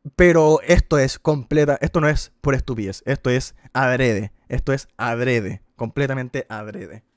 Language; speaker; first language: Spanish; native; Spanish